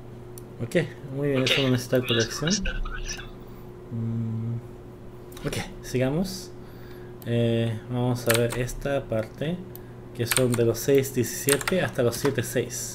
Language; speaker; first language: Spanish; non-native, fluent; Korean